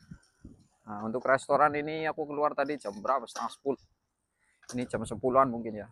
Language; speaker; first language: Indonesian; non-native, local second language; Javanese